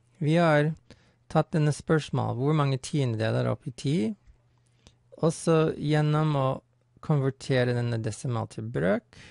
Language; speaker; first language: Norwegian; non-native, fluent; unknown